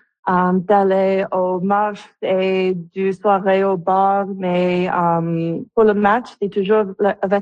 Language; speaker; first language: French; non-native, local second language; English